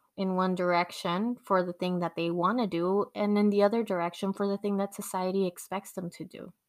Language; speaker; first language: English; non-native, fluent; Spanish